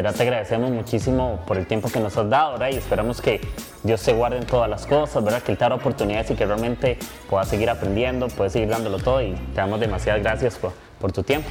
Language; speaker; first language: Spanish; native; Spanish